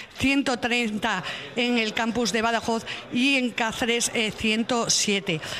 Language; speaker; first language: Spanish; native; Spanish